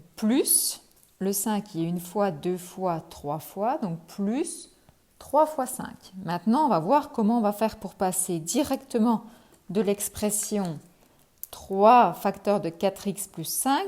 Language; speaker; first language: French; native; French